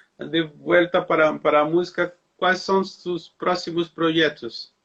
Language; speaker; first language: Spanish; non-native, learner; Portuguese